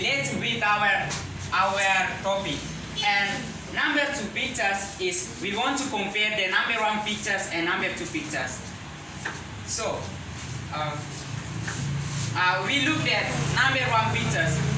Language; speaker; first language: English; non-native, learner; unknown